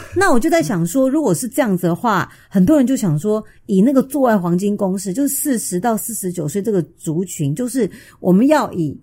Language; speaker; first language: Chinese; native; Chinese